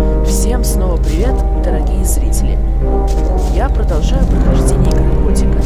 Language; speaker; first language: Russian; native; Russian